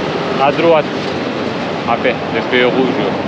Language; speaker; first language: French; non-native, fluent; Turkish